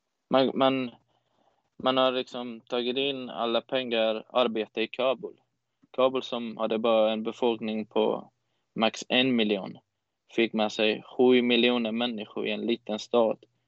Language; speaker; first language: Swedish; non-native, fluent; Persian